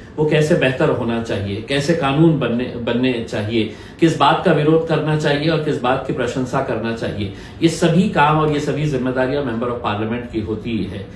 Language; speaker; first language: Urdu; native; Urdu